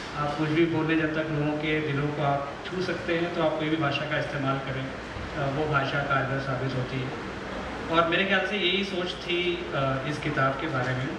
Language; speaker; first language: Hindi; native; Hindi